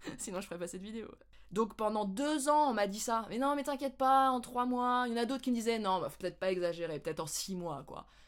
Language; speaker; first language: French; native; French